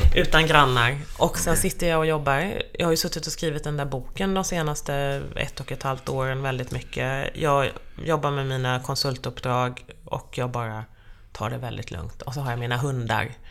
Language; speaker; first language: Swedish; native; Swedish